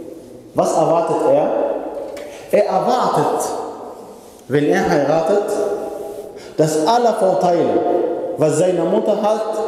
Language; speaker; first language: German; non-native, fluent; Arabic